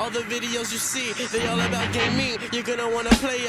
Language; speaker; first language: English; native; English